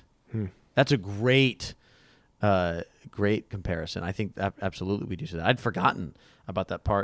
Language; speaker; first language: English; native; English